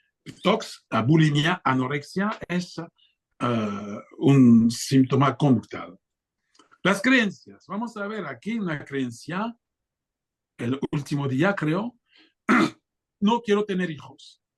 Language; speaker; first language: Spanish; non-native, fluent; French